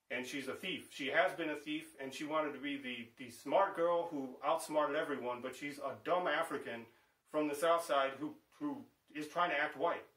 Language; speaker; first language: English; native; English